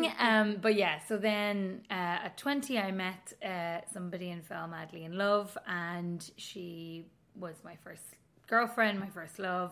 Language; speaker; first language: English; native; English